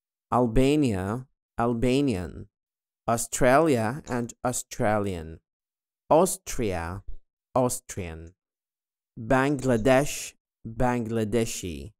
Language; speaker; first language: English; non-native, fluent; Arabic